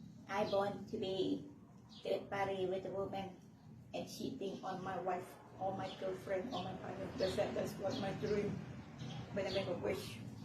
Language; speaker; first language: English; non-native, learner; Thai